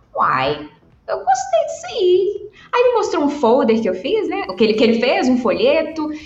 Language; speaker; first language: Portuguese; native; Portuguese